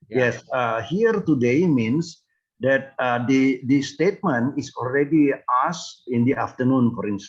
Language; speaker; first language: English; non-native, fluent; Indonesian